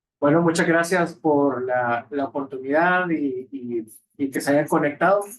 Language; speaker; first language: Spanish; native; Spanish